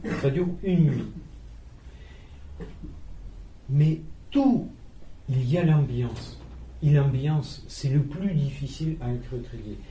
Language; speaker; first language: French; non-native, fluent; Russian